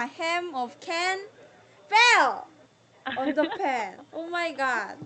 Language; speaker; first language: English; non-native, learner; Korean